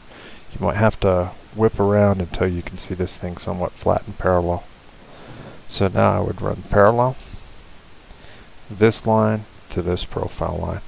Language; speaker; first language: English; native; English